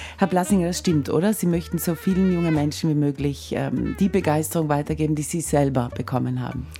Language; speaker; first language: German; native; German